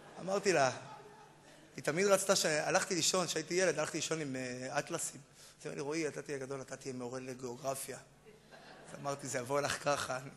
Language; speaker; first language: Hebrew; native; Hebrew